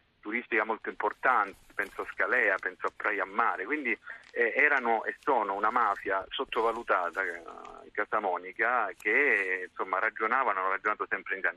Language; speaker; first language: Italian; native; Italian